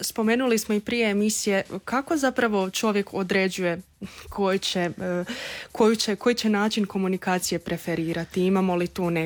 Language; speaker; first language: Croatian; native; Croatian